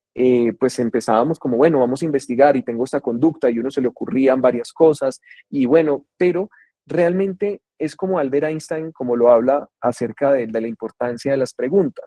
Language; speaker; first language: Spanish; native; Spanish